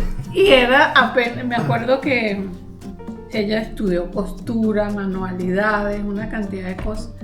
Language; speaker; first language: Spanish; native; Spanish